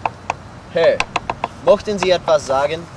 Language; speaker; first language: German; non-native, learner; English